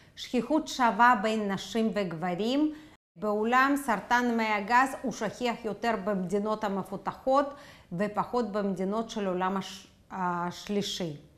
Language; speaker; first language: Hebrew; non-native, fluent; Russian